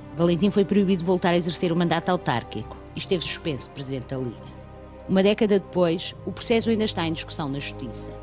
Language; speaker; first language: Portuguese; native; Portuguese